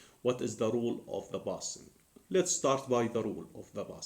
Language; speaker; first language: English; non-native, fluent; Arabic